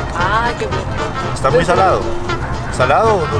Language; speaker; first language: Spanish; non-native, learner; Korean